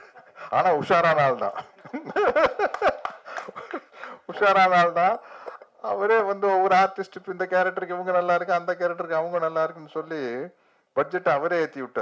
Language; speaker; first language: Tamil; native; Tamil